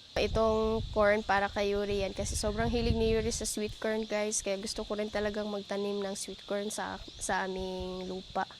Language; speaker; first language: Filipino; native; Filipino